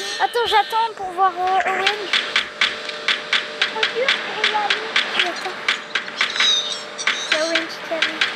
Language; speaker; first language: French; native; French